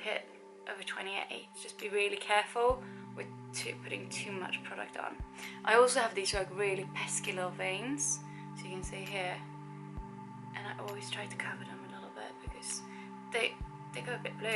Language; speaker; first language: English; non-native, fluent; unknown